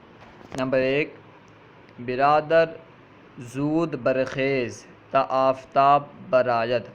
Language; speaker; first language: Persian; non-native, fluent; Urdu